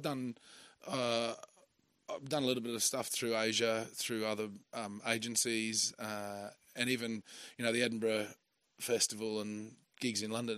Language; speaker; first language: English; native; English